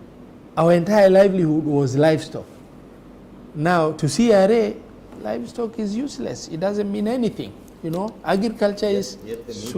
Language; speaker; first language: English; non-native, local second language; Somali